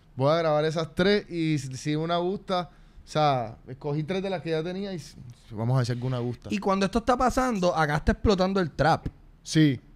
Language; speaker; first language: Spanish; native; Spanish